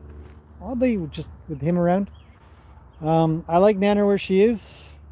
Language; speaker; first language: English; native; English